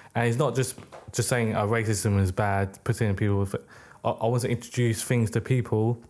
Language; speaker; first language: English; native; English